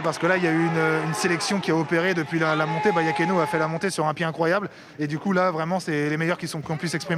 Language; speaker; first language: French; native; French